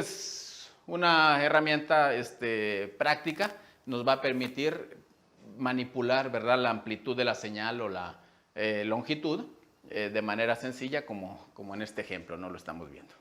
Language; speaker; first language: Spanish; native; Spanish